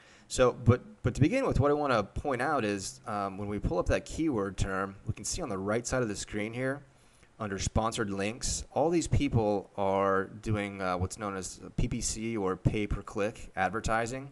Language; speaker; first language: English; native; English